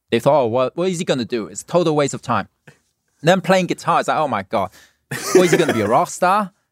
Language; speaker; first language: English; non-native, local second language; Cantonese